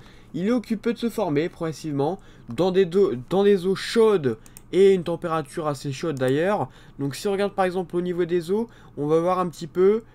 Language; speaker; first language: French; native; French